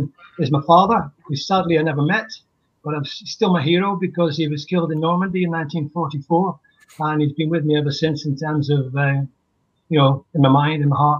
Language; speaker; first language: English; native; English